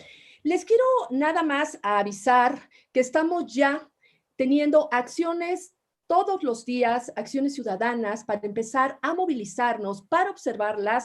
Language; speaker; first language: Spanish; native; Spanish